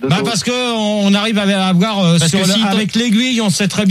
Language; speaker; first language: French; native; French